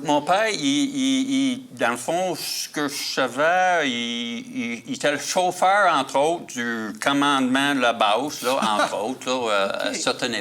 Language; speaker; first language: French; native; French